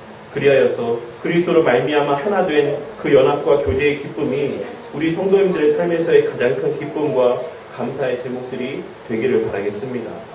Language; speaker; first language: Korean; native; Korean